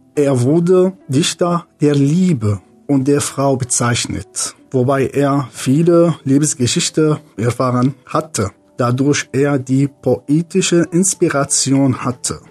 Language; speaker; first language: German; non-native, fluent; Arabic